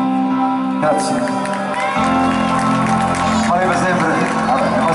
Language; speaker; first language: Italian; native; Italian